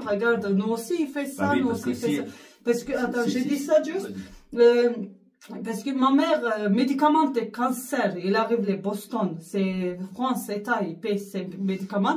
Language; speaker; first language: French; non-native, learner; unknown